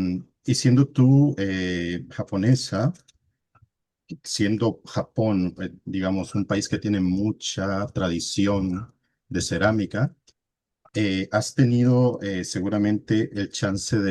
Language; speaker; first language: Spanish; native; Spanish